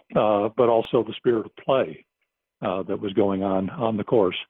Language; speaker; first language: English; native; English